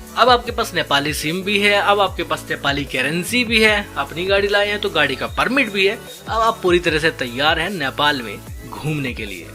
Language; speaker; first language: Hindi; native; Hindi